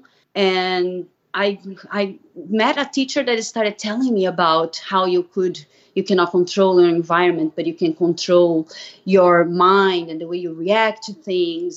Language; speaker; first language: English; non-native, fluent; Portuguese